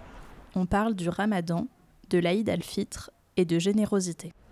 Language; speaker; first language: French; native; French